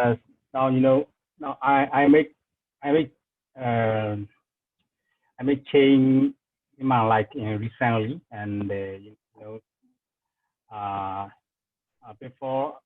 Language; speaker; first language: English; non-native, learner; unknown